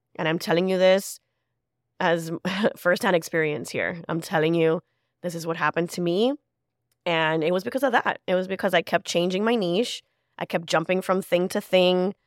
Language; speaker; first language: English; early bilingual, other home language; Spanish